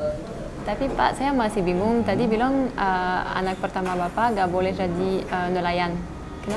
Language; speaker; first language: Indonesian; non-native, learner; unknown